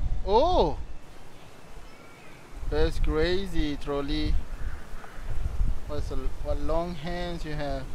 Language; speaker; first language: English; non-native, local second language; Malay